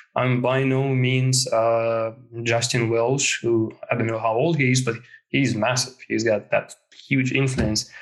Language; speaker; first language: English; non-native, fluent; Russian